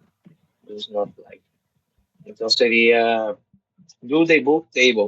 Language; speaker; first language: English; non-native, learner; Portuguese